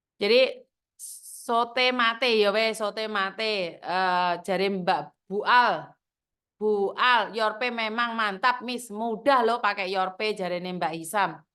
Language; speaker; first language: Indonesian; non-native, local second language; Javanese